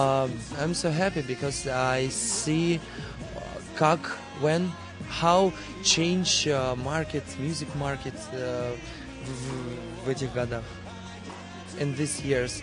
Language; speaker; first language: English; non-native, learner; Russian